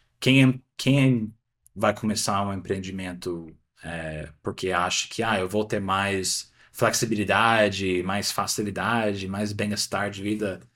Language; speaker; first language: Portuguese; non-native, fluent; English